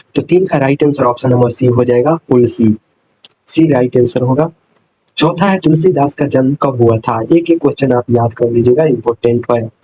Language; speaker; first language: Hindi; native; Hindi